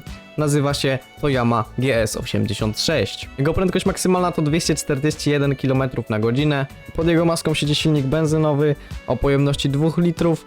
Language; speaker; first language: Polish; native; Polish